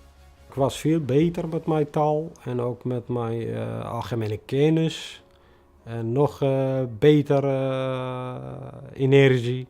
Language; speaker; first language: Dutch; non-native, fluent; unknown